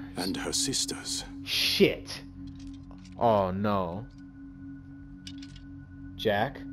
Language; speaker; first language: English; native; English